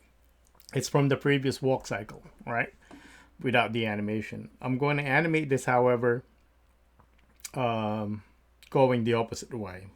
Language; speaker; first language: English; native; English